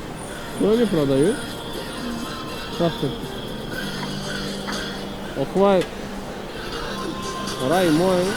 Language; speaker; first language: Russian; non-native, local second language; Tajik